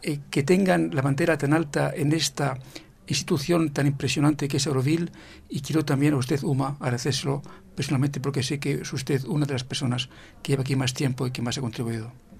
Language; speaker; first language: Spanish; native; Spanish